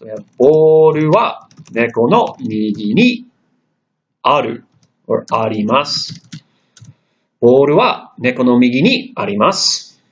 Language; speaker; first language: Japanese; non-native, fluent; English